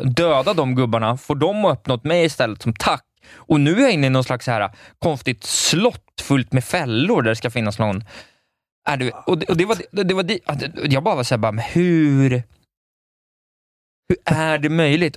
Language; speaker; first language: Swedish; native; Swedish